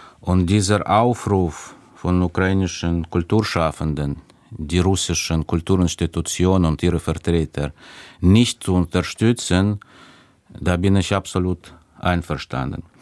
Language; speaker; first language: German; non-native, fluent; Russian